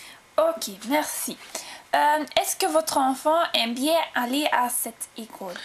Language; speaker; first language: French; non-native, learner; Dutch